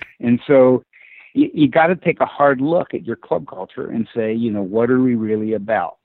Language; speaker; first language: English; native; English